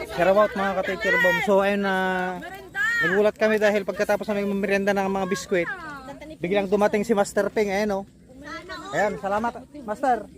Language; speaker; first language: Filipino; non-native, local second language; Iloko